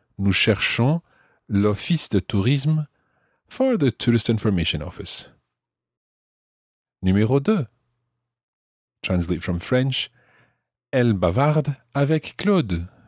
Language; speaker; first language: French; non-native, fluent; English